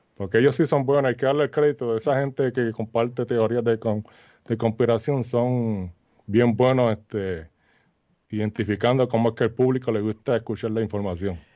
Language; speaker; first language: Spanish; native; Spanish